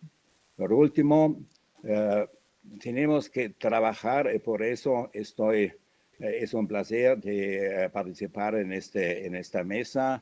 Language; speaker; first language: Spanish; non-native, fluent; German